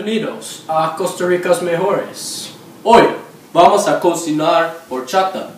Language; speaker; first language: Spanish; non-native, learner; English